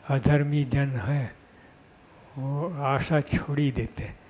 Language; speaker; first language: Hindi; non-native, local second language; Gujarati